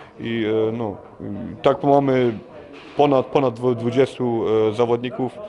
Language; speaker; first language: Polish; early bilingual, heritage; Polish